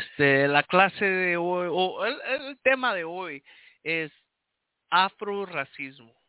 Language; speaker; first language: Spanish; early bilingual, heritage; Spanish